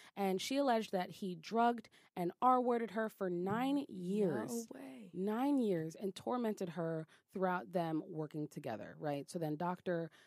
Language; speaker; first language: English; native; English